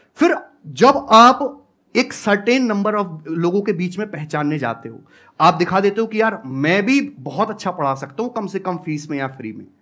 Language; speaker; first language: Hindi; native; Hindi